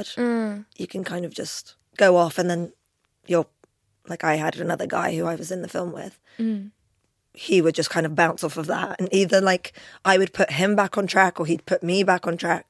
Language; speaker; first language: English; non-native, local second language; Albanian